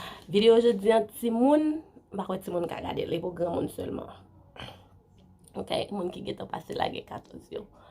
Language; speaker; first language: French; non-native, learner; Haitian Creole